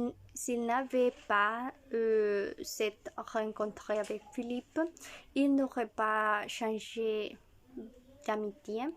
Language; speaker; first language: French; non-native, learner; Spanish